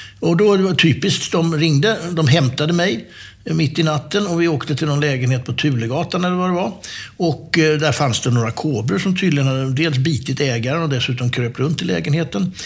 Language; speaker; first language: Swedish; native; Swedish